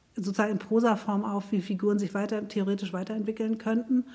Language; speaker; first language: German; native; German